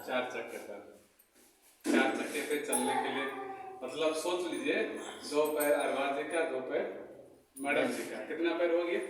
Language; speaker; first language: Hindi; native; Hindi